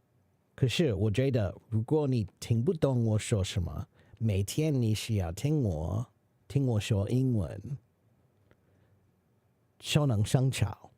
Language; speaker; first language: Chinese; non-native, learner; English